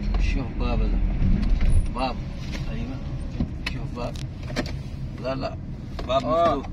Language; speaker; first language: Arabic; non-native, learner; Urdu